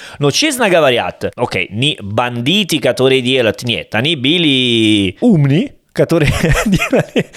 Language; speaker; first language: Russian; non-native, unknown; Italian